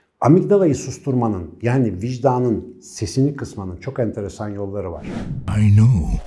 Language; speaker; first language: Turkish; native; Turkish